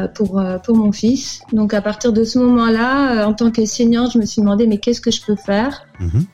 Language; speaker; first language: French; native; French